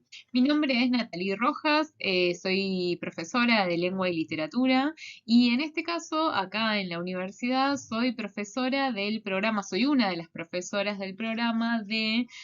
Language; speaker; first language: Spanish; native; Spanish